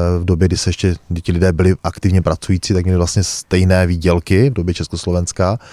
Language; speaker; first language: Czech; native; Czech